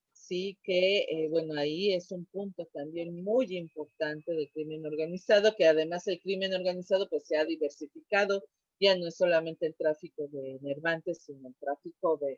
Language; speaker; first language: Spanish; native; Spanish